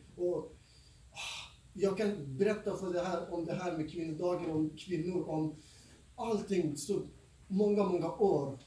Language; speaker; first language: Swedish; non-native, fluent; Persian